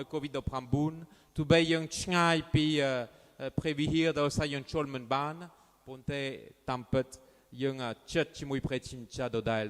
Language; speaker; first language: Khmer; non-native, fluent; French